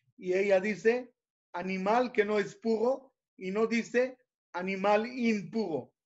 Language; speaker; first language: Spanish; non-native, fluent; Hebrew